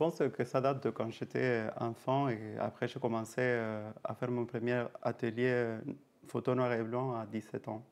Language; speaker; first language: French; native; French